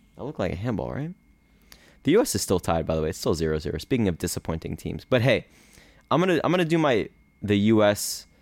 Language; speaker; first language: English; early bilingual, other home language; Greek